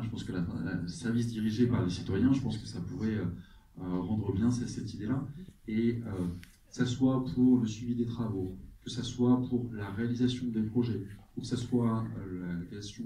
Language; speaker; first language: French; native; French